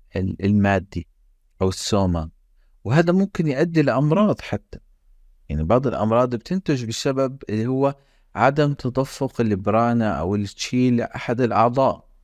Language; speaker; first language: Arabic; native; Arabic